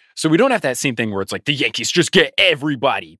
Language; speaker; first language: English; native; English